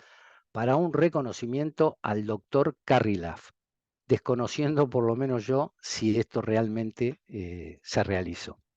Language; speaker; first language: Spanish; native; Spanish